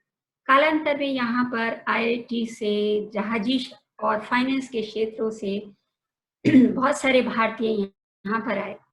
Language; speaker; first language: Hindi; native; Hindi